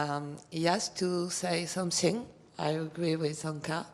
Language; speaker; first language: English; non-native, learner; French